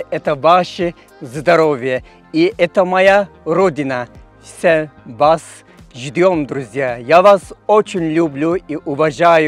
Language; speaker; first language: Russian; non-native, fluent; Turkish